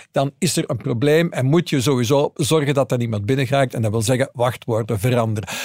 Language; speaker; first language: Dutch; native; Dutch